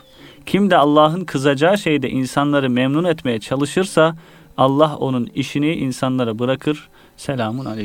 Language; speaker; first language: Turkish; native; Turkish